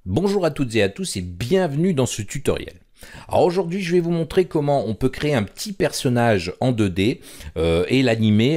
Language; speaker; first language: French; native; French